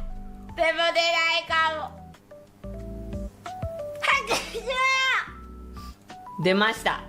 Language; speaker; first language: Japanese; native; Japanese